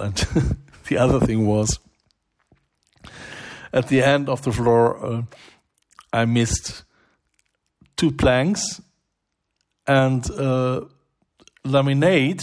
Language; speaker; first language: English; non-native, fluent; German